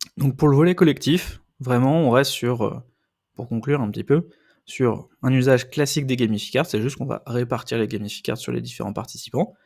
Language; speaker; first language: French; native; French